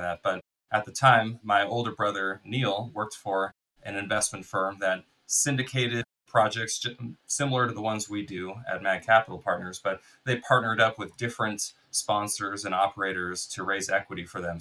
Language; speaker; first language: English; native; English